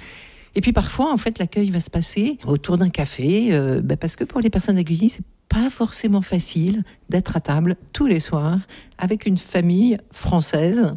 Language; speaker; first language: French; native; French